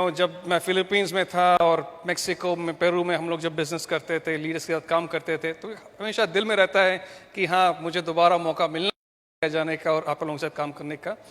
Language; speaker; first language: Hindi; non-native, local second language; Malayalam